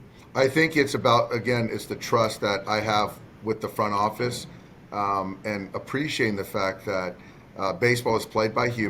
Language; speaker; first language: English; native; English